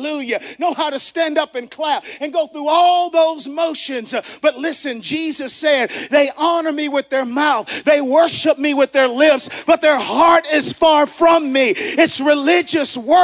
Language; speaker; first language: English; native; English